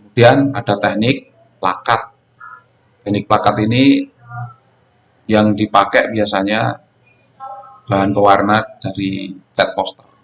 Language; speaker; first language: Indonesian; non-native, local second language; Javanese